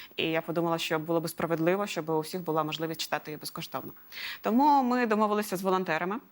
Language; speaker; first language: Ukrainian; non-native, local second language; Russian